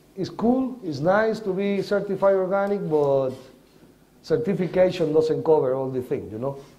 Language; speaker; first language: English; non-native, fluent; Spanish